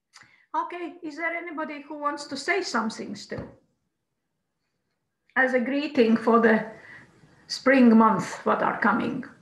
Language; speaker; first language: English; non-native, fluent; Croatian